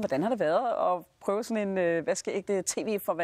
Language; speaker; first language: Danish; native; Danish